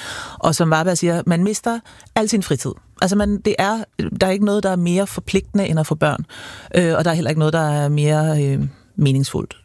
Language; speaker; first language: Danish; native; Danish